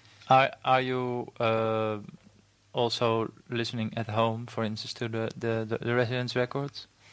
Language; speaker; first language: English; non-native, fluent; Dutch